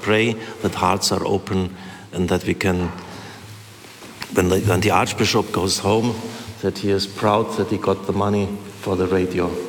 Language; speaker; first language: English; non-native, fluent; German